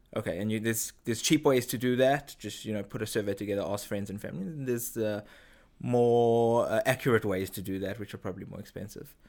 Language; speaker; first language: English; native; English